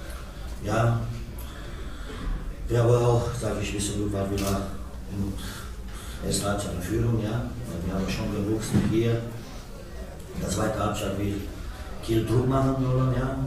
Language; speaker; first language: German; non-native, learner; Romanian